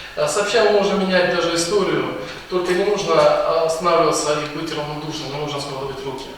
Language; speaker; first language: Russian; non-native, local second language; Ukrainian